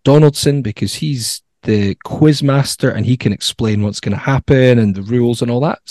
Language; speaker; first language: English; native; English